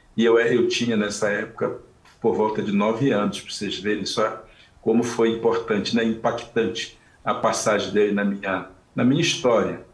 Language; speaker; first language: Portuguese; non-native, local second language; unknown